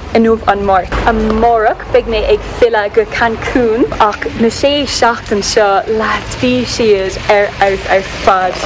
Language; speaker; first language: Irish; non-native, local second language; English